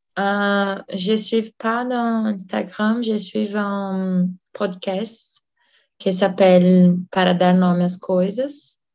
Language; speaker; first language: French; non-native, learner; Portuguese